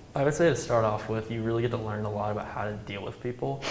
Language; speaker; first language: English; native; English